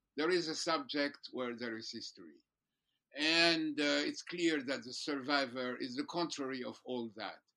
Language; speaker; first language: English; non-native, fluent; French